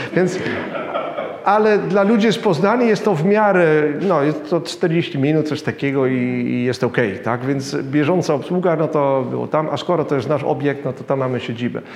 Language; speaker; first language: Polish; non-native, fluent; Dutch